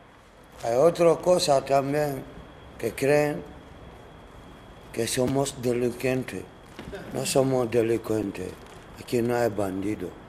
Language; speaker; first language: Spanish; non-native, learner; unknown